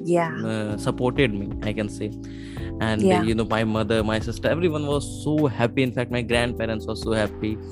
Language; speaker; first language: English; non-native, local second language; Hindi